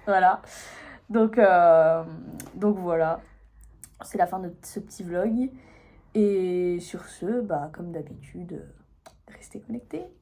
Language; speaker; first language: French; native; French